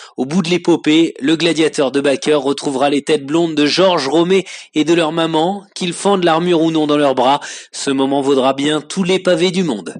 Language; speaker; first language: French; native; French